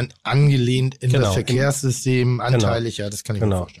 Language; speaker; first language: German; native; German